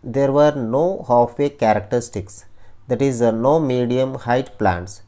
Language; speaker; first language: English; non-native, local second language; Telugu